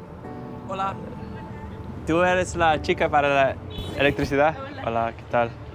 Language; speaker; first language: Spanish; non-native, learner; English